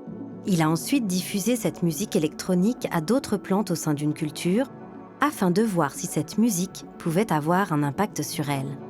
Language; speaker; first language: French; native; French